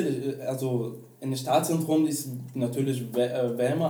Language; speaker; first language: German; non-native, learner; Persian